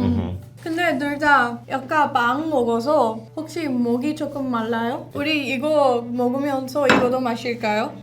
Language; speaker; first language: Korean; non-native, fluent; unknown